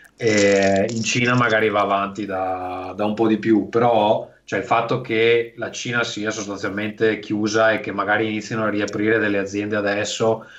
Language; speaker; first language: Italian; native; Italian